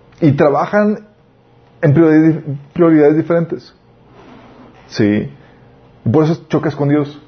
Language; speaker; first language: Spanish; native; Spanish